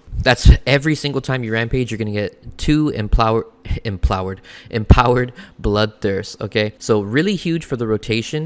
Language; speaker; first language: English; native; English